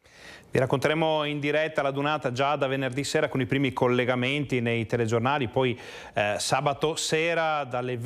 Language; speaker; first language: Italian; native; Italian